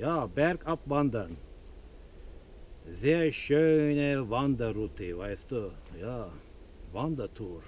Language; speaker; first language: German; non-native, fluent; Turkish